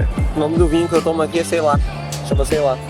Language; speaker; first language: Portuguese; native; Portuguese